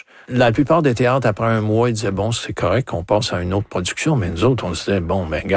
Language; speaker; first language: French; native; French